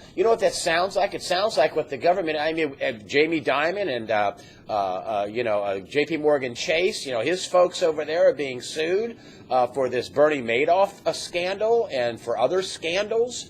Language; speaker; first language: English; native; English